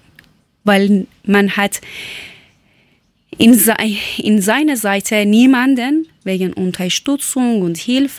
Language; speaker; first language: German; non-native, learner; Persian